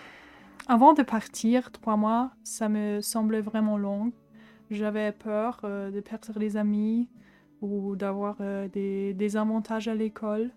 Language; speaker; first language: French; non-native, fluent; German